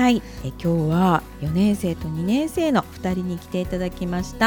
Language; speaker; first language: Japanese; native; Japanese